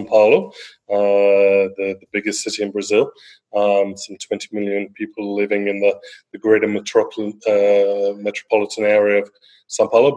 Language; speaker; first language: English; native; English